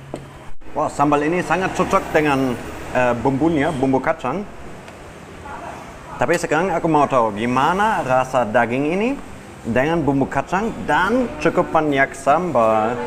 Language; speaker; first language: Indonesian; non-native, fluent; German